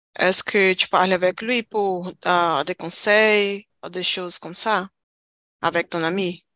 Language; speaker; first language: French; non-native, learner; Portuguese